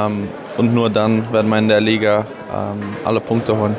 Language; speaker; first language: German; non-native, fluent; Dutch